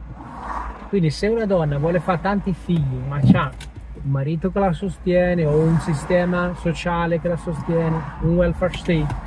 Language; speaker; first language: Italian; native; Italian